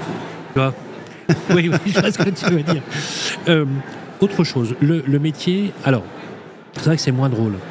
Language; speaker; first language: French; native; French